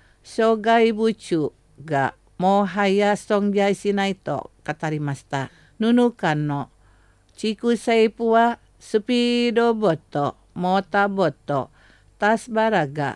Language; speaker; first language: Japanese; non-native, fluent; Indonesian